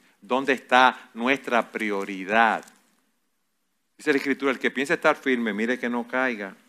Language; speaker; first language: Spanish; native; Spanish